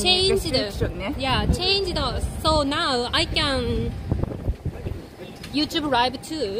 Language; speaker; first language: English; non-native, learner; Japanese